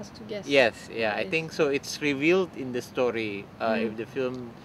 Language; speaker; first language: English; non-native, fluent; Indonesian